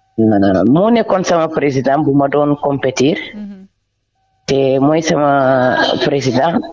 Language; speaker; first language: Wolof; non-native, local second language; Jola-Fonyi